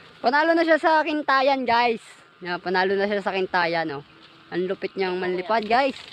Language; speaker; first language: Filipino; native; Filipino